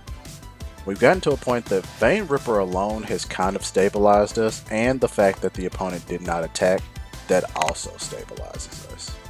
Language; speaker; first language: English; native; English